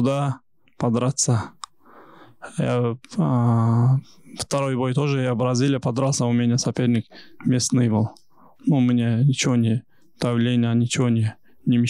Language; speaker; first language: Russian; non-native, local second language; Kyrgyz